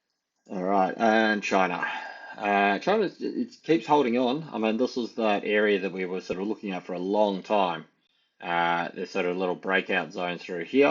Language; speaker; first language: English; native; English